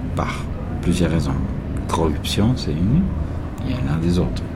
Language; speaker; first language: French; non-native, fluent; Spanish